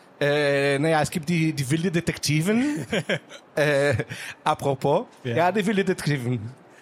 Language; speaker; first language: German; non-native, fluent; Hebrew